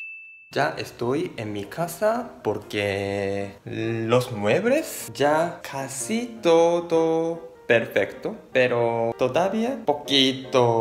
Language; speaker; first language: Spanish; non-native, learner; Japanese